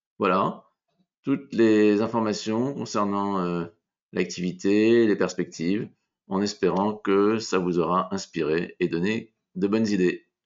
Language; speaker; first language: French; native; French